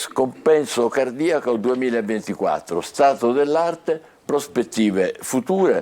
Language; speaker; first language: Italian; native; Italian